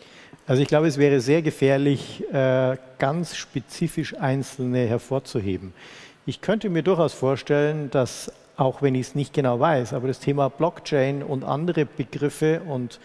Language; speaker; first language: German; native; German